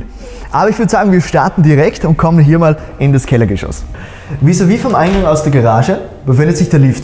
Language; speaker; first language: German; native; German